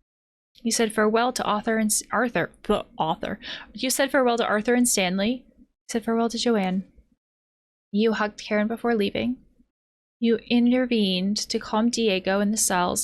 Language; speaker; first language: English; native; English